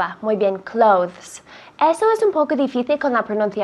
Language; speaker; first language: Spanish; non-native, fluent; English